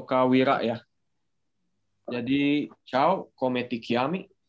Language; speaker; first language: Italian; non-native, fluent; Indonesian